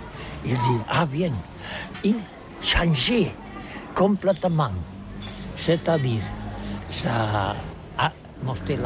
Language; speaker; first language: French; non-native, learner; Catalan